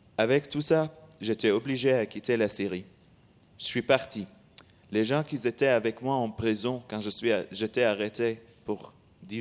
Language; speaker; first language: French; non-native, learner; Arabic